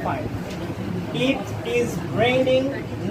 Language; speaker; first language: English; non-native, fluent; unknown